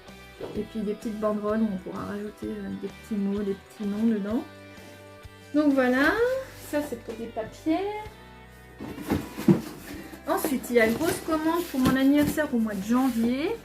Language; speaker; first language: French; native; French